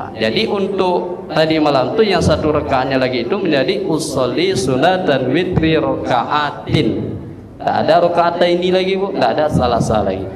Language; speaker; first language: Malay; non-native, local second language; Minangkabau